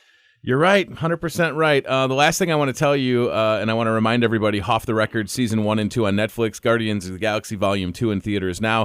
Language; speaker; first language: English; native; English